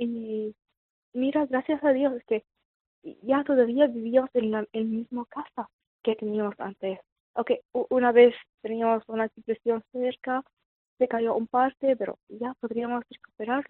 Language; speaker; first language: Spanish; non-native, fluent; Arabic